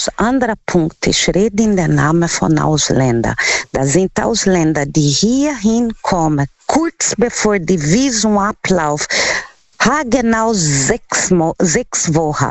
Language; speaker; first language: German; non-native, learner; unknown